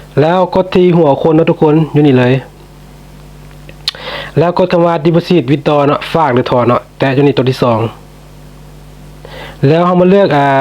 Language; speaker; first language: Thai; non-native, local second language; Lao